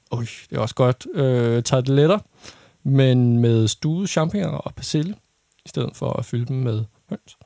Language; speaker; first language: Danish; native; Danish